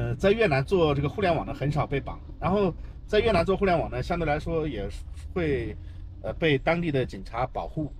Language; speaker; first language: Chinese; native; Chinese